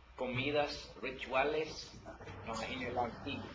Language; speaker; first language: Spanish; non-native, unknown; English